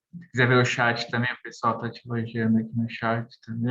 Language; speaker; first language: Portuguese; native; Portuguese